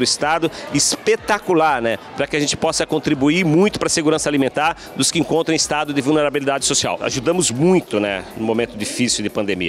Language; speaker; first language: Portuguese; native; Portuguese